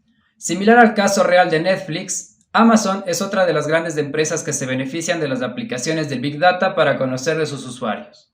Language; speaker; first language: Spanish; native; Spanish